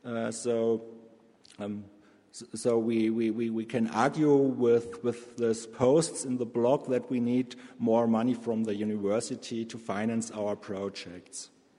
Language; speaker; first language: English; non-native, learner; German